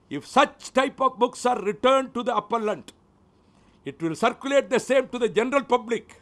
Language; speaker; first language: English; non-native, local second language; Tamil